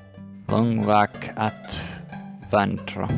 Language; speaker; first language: Swedish; non-native, learner; English